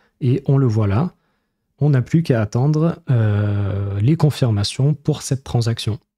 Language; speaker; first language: French; native; French